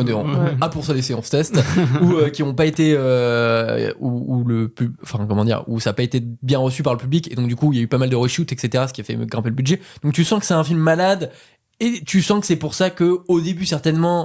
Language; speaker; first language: French; native; French